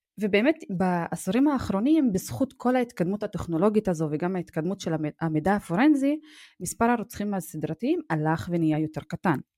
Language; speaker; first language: Hebrew; non-native, local second language; Arabic